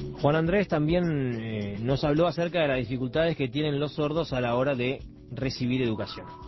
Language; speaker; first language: Spanish; native; Spanish